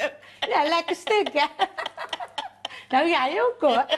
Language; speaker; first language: Dutch; native; Dutch